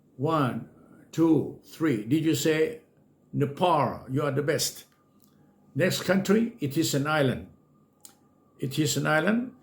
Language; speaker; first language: English; non-native, fluent; Thai